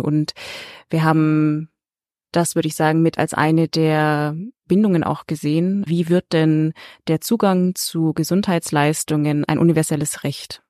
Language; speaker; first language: German; native; German